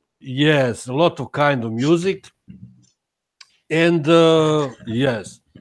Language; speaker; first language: English; non-native, learner; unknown